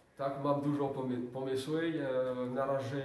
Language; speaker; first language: Polish; non-native, learner; French